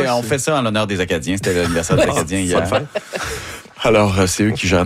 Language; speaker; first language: French; native; French